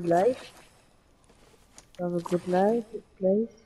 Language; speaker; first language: English; non-native, learner; French